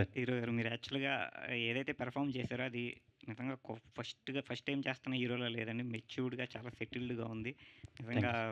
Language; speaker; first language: Telugu; native; Telugu